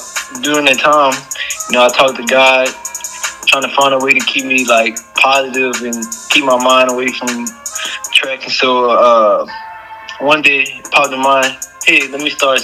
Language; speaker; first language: English; native; English